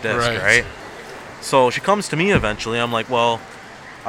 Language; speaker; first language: English; non-native, fluent; Punjabi